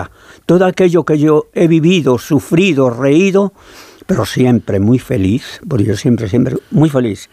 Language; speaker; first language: Spanish; native; Spanish